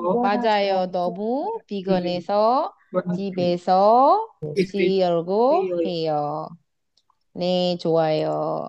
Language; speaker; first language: Korean; non-native, fluent; Indonesian